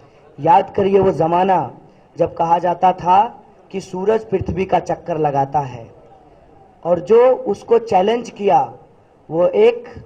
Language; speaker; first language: Hindi; native; Hindi